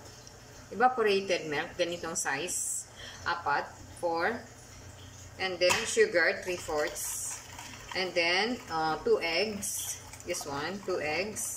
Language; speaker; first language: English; non-native, local second language; Filipino